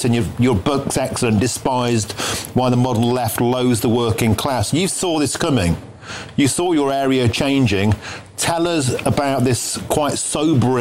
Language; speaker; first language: English; native; English